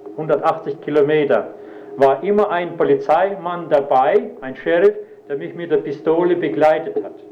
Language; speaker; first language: German; early bilingual, heritage; German